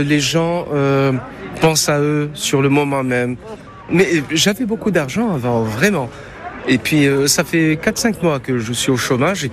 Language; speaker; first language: French; non-native, local second language; Arabic